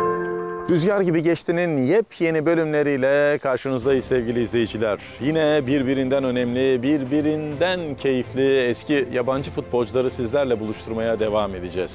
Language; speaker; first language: Turkish; native; Turkish